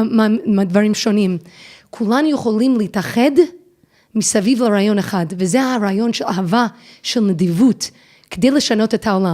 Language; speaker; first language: Hebrew; non-native, fluent; English